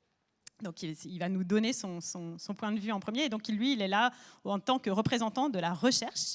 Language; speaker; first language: French; native; French